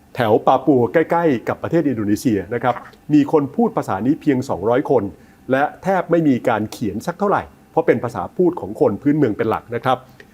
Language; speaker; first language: Thai; native; Thai